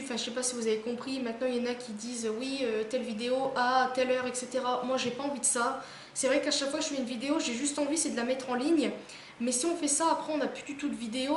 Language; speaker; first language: French; native; French